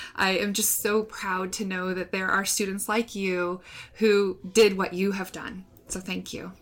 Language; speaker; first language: English; native; English